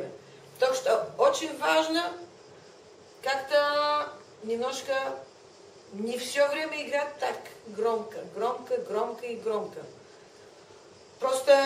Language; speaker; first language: Russian; non-native, fluent; Bulgarian